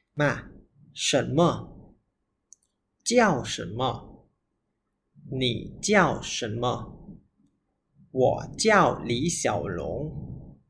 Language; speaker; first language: Chinese; non-native, fluent; Thai